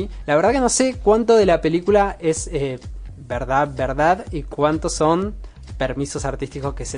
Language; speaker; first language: Spanish; native; Spanish